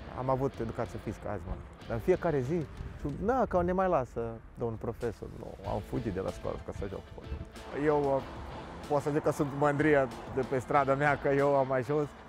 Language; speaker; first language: Romanian; non-native, fluent; Portuguese